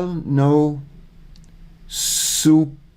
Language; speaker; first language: Spanish; non-native, learner; English